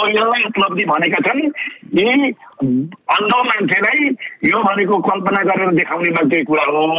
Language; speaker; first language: Nepali; native; Nepali